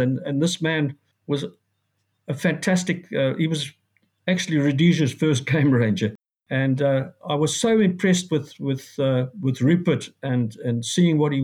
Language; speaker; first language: English; native; English